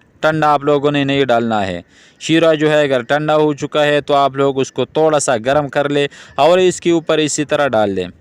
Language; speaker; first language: Urdu; non-native, local second language; Pashto